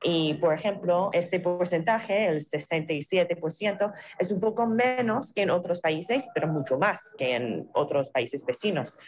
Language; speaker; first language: Spanish; non-native, fluent; English